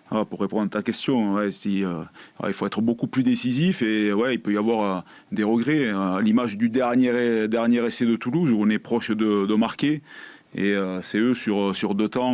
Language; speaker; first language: French; native; French